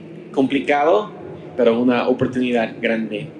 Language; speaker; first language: Spanish; non-native, learner; English